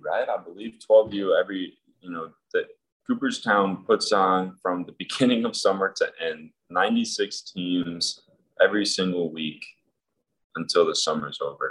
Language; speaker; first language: English; native; English